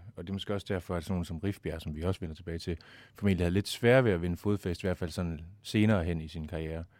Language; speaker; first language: Danish; native; Danish